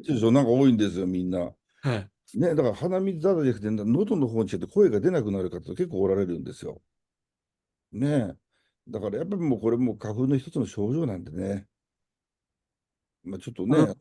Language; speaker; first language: Japanese; native; Japanese